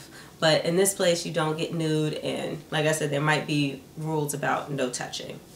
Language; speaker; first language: English; native; English